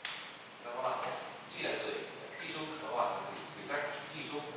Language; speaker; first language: Chinese; non-native, fluent; Vietnamese